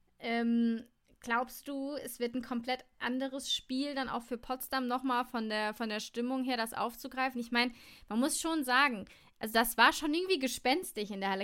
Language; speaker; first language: German; native; German